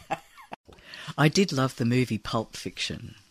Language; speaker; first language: English; native; English